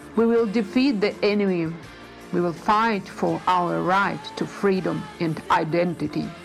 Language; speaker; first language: English; non-native, fluent; Ukrainian